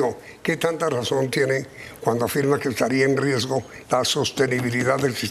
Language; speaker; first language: Spanish; native; Spanish